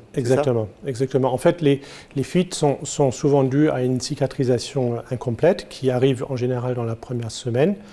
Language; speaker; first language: French; non-native, fluent; German